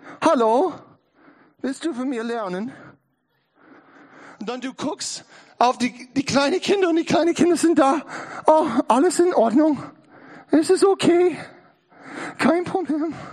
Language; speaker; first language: German; non-native, learner; English